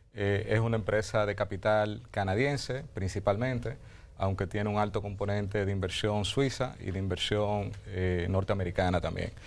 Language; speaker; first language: Spanish; native; Spanish